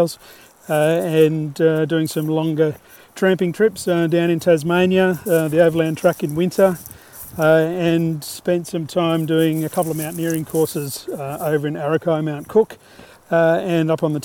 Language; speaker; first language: English; native; English